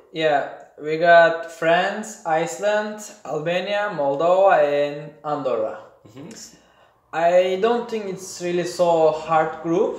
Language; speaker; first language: English; non-native, learner; Turkish